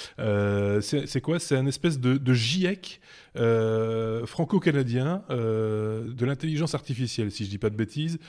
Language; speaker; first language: French; native; French